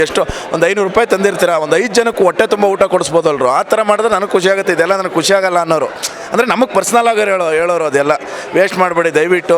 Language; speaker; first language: Kannada; native; Kannada